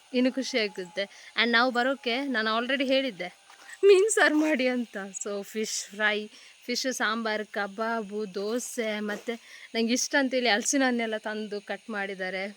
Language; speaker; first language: Kannada; non-native, local second language; Tulu